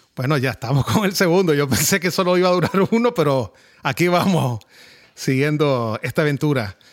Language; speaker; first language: Spanish; native; Spanish